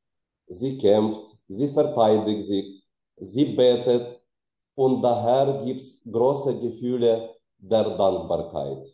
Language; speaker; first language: German; non-native, fluent; Ukrainian